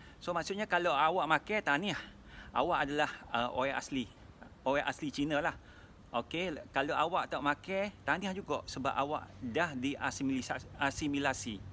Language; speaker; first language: Malay; non-native, local second language; Min Nan Chinese